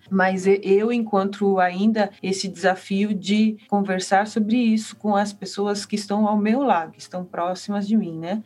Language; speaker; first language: Portuguese; early bilingual, heritage; Portuguese